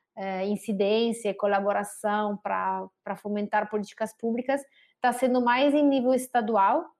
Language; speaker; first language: Portuguese; non-native, fluent; Italian